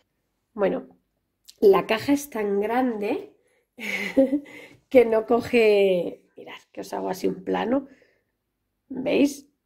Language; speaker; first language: Spanish; native; Spanish